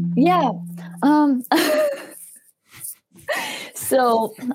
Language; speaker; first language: English; non-native, fluent; Japanese